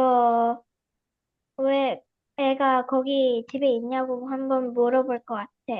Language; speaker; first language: Korean; early bilingual, heritage; Korean